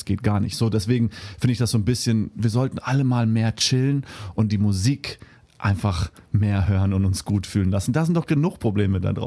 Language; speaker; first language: German; early bilingual, heritage; German